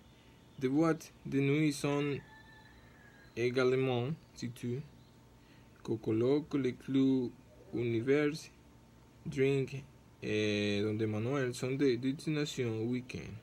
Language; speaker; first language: French; non-native, learner; Spanish